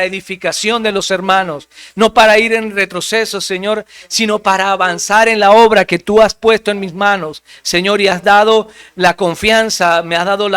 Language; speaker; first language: Spanish; native; Spanish